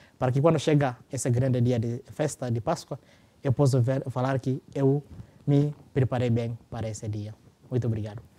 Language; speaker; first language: Portuguese; non-native, fluent; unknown